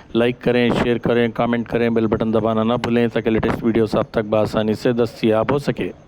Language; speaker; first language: Urdu; native; Urdu